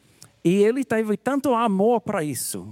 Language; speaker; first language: Portuguese; non-native, fluent; English